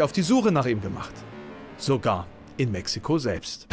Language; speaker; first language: German; native; German